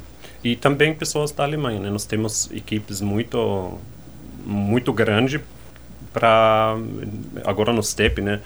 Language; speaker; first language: Portuguese; non-native, fluent; German